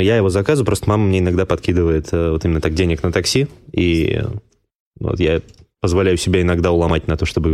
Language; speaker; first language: Russian; native; Russian